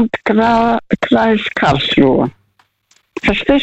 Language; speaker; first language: German; early bilingual, heritage; Russian